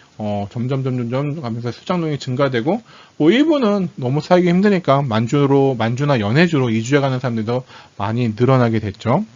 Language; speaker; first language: Korean; native; Korean